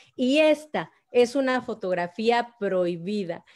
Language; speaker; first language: Spanish; native; Spanish